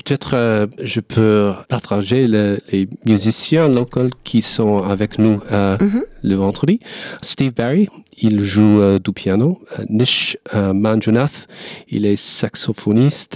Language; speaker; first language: French; non-native, learner; English